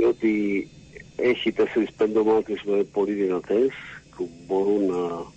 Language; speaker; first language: Greek; non-native, learner; Slovak